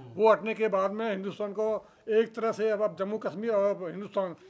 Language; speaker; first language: Hindi; native; Hindi